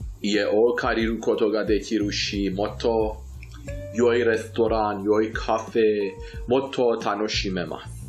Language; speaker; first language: Japanese; non-native, fluent; Persian